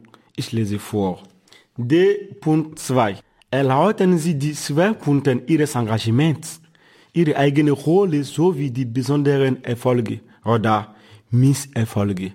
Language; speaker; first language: German; non-native, fluent; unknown